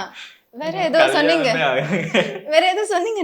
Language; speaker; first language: Tamil; non-native, fluent; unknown